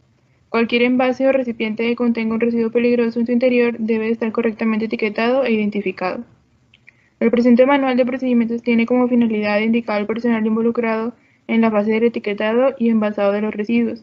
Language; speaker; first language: Spanish; native; Spanish